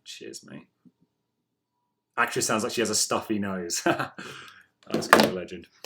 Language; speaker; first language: English; native; English